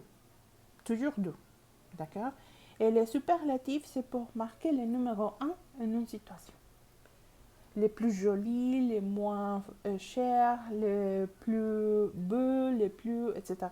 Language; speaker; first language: French; non-native, learner; Spanish